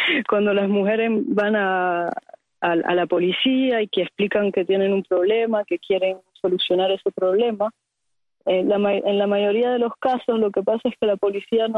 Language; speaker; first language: Spanish; early bilingual, heritage; Spanish